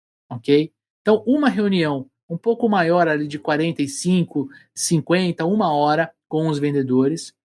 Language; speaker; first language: Portuguese; native; Portuguese